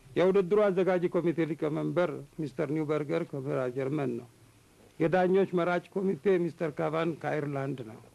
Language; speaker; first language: Amharic; native; Amharic